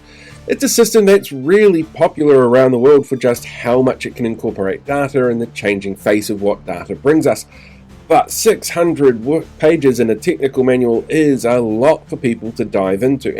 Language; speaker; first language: English; native; English